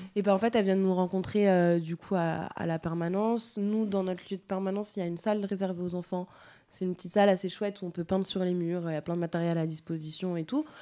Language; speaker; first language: French; native; French